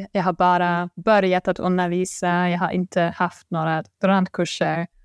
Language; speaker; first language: Swedish; non-native, fluent; German